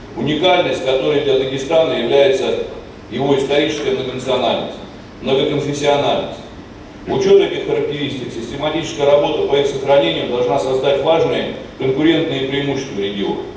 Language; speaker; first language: Russian; native; Russian